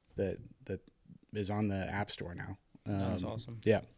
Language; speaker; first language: English; native; English